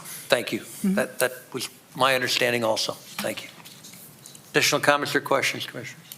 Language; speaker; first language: English; native; English